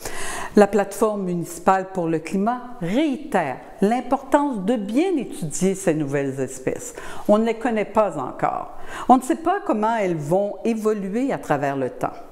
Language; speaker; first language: French; native; French